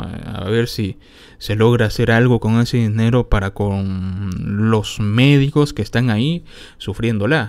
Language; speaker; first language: Spanish; native; Spanish